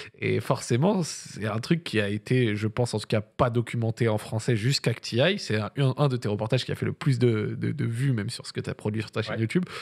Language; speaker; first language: French; native; French